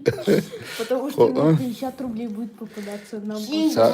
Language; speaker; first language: Russian; non-native, local second language; Chechen